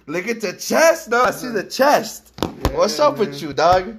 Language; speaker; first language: English; early bilingual, other home language; Spanish